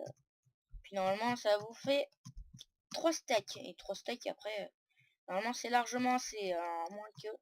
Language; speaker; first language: French; native; French